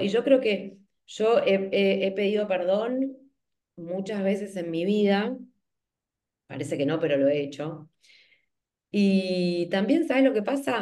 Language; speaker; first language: Spanish; native; Spanish